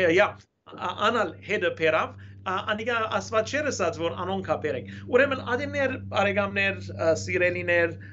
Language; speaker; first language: Armenian; early bilingual, heritage; Armenian